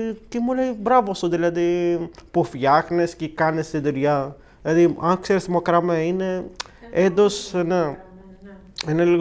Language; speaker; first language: Greek; early bilingual, other home language; Arabic